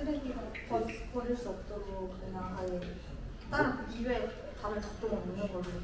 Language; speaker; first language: Korean; native; Korean